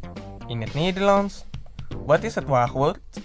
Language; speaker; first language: Dutch; non-native, learner; Indonesian